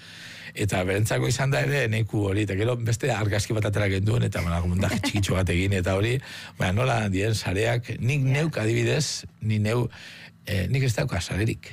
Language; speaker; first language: Basque; native; Basque